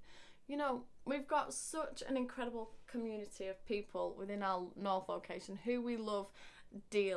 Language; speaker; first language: English; native; English